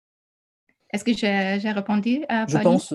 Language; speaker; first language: French; non-native, fluent; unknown